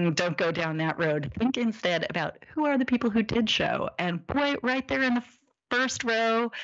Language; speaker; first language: English; native; English